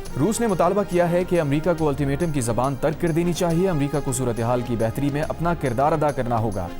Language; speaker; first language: Urdu; native; Urdu